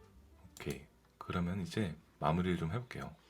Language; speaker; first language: Korean; native; Korean